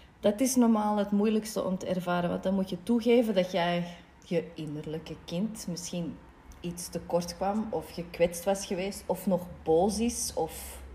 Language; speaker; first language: Dutch; non-native, fluent; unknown